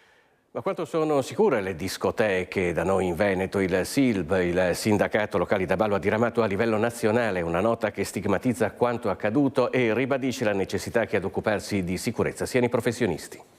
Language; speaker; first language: Italian; native; Italian